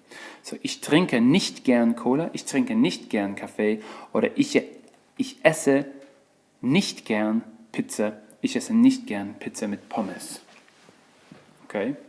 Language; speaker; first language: German; non-native, fluent; English